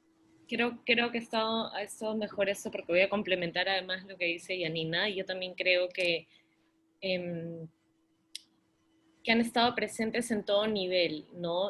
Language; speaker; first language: Spanish; native; Spanish